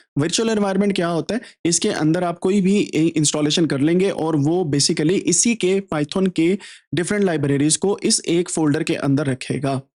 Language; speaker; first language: Urdu; native; Urdu